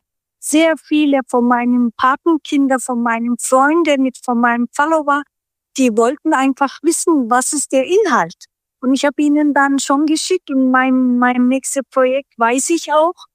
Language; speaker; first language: German; early bilingual, other home language; Turkish